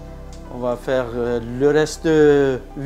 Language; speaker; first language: French; non-native, fluent; Turkish